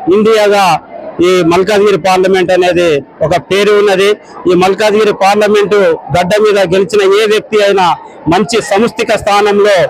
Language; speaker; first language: Telugu; non-native, local second language; Lambadi